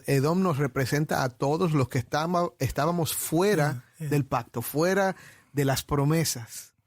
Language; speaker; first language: Spanish; native; Spanish